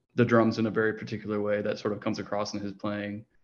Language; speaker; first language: English; native; English